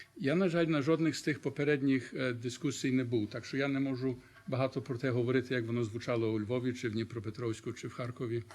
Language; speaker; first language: Ukrainian; early bilingual, heritage; Ukrainian